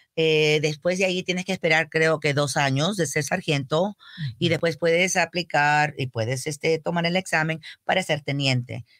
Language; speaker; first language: Spanish; early bilingual, heritage; Spanish